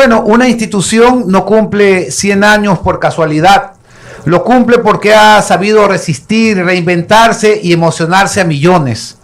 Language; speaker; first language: Spanish; native; Spanish